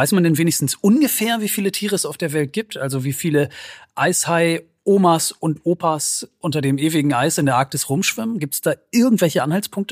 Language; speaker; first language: German; native; German